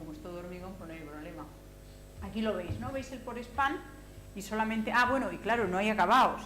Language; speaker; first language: Spanish; native; Spanish